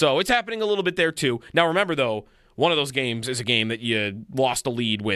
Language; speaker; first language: English; native; English